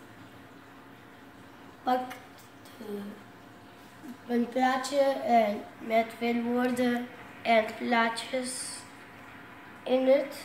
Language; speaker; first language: Dutch; non-native, local second language; Papiamento